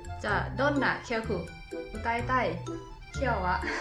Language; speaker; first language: Japanese; non-native, learner; Thai